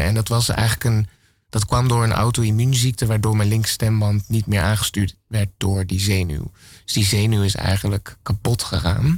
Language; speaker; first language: Dutch; native; Dutch